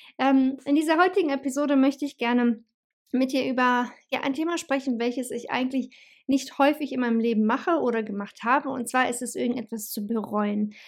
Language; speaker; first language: German; early bilingual, other home language; Bosnian